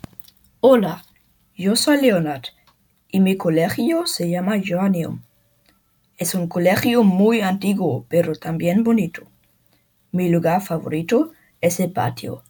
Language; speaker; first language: Spanish; non-native, learner; German